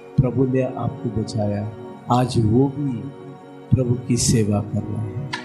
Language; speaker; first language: Hindi; non-native, local second language; Telugu